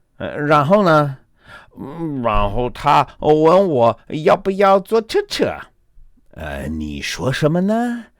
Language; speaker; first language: Chinese; non-native, fluent; English